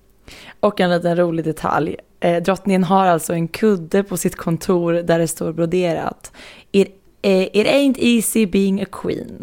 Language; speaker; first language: Swedish; native; Swedish